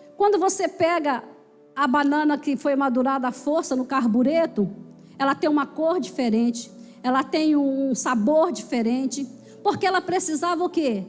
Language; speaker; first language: Portuguese; native; Portuguese